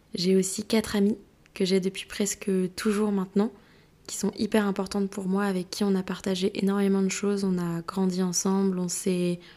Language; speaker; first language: French; native; French